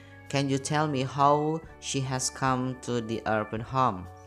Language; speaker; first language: English; non-native, fluent; Indonesian